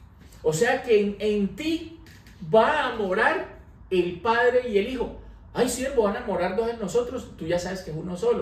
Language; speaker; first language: Spanish; native; Spanish